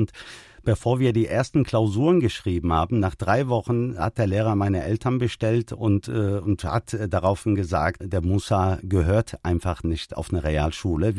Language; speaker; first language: German; early bilingual, other home language; Turkish